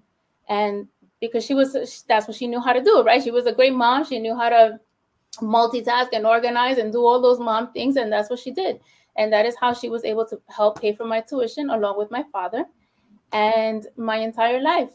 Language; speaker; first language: English; early bilingual, other home language; Spanish